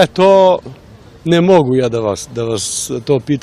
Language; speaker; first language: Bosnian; non-native, learner; Albanian